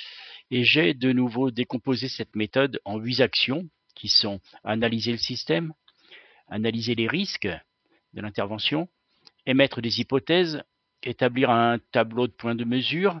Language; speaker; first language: French; native; French